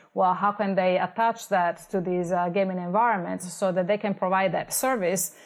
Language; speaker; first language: English; non-native, fluent; Italian